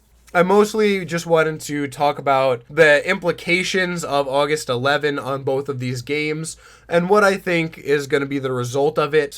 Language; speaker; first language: English; native; English